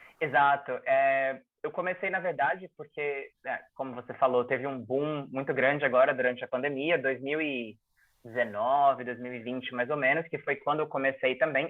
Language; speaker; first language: Portuguese; native; Portuguese